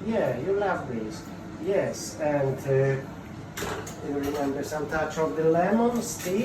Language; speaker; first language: English; non-native, fluent; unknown